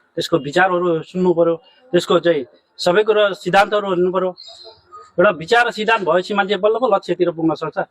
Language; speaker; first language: Nepali; native; Nepali